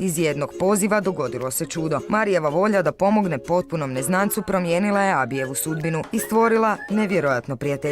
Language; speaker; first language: Croatian; native; Croatian